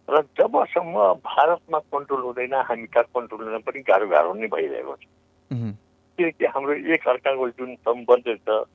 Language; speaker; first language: Nepali; native; Nepali